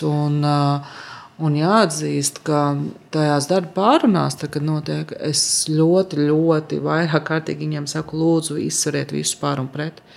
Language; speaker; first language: Latvian; native; Latvian